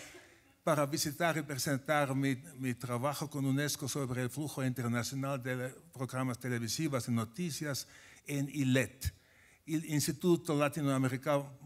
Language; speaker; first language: Spanish; non-native, fluent; Finnish